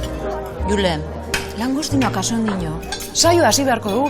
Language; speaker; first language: Basque; native; Basque